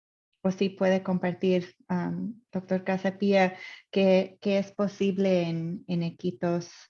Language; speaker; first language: Spanish; non-native, fluent; English